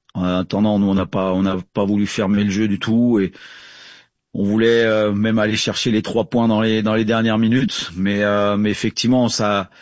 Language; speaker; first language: French; native; French